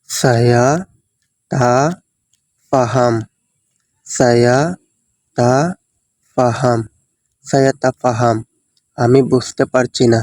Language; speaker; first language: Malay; non-native, fluent; Bangla